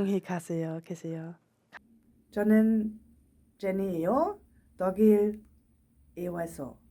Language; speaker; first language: Korean; non-native, learner; German